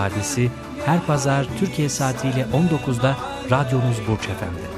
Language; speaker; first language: Turkish; native; Turkish